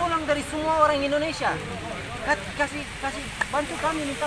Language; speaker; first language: Indonesian; non-native, learner; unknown